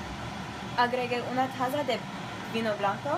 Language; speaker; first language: Spanish; non-native, learner; English